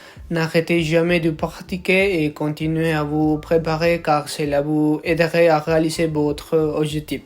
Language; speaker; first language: French; non-native, learner; Spanish